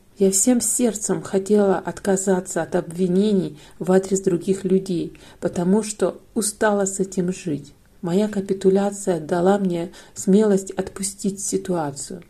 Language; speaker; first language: Russian; non-native, fluent; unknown